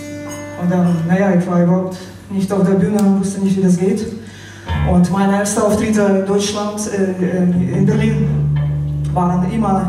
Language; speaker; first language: German; non-native, fluent; Russian